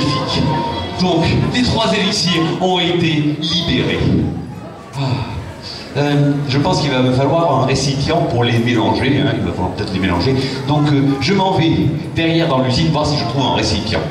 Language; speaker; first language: French; native; French